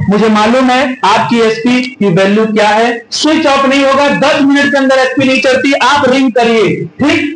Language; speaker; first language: Hindi; native; Hindi